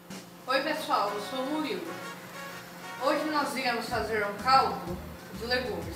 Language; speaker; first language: Portuguese; native; Portuguese